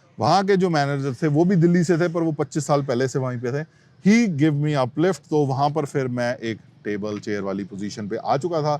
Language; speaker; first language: Hindi; native; Hindi